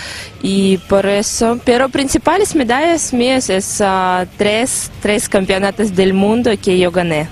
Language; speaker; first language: Spanish; non-native, learner; Russian